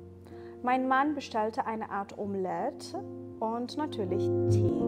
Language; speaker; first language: German; non-native, fluent; Persian